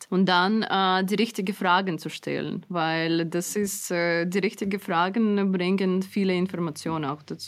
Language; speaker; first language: German; non-native, fluent; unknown